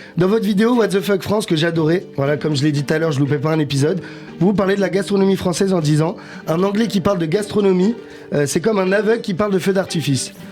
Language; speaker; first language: French; native; French